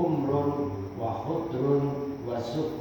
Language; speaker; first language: Arabic; non-native, learner; Indonesian